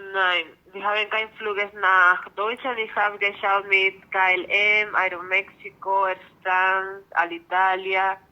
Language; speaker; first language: German; non-native, learner; Spanish